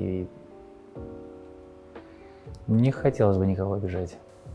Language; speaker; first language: Russian; native; Russian